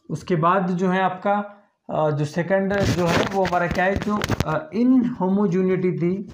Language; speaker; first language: Hindi; native; Hindi